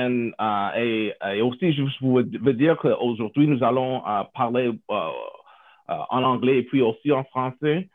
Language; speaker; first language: French; non-native, fluent; English